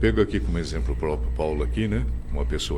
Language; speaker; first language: Portuguese; native; Portuguese